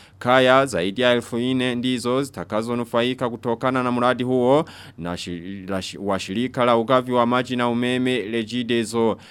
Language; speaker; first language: Swahili; non-native, local second language; Rundi